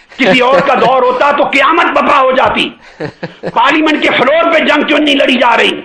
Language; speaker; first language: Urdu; non-native, local second language; Punjabi